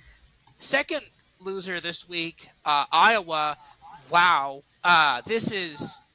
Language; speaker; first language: English; native; English